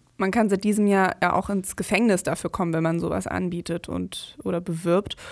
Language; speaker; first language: German; native; German